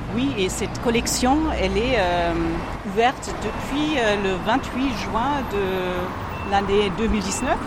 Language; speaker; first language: French; non-native, fluent; German